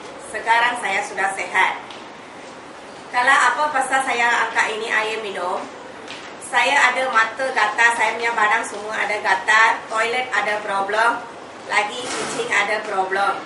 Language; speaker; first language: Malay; non-native, local second language; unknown